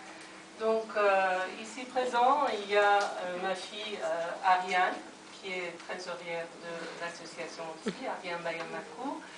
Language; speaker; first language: French; non-native, fluent; Persian